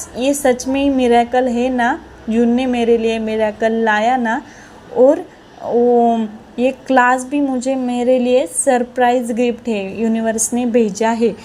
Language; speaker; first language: Hindi; non-native, local second language; Marathi